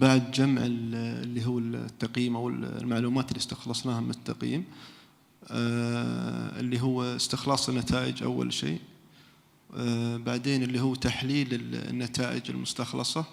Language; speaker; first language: Arabic; native; Arabic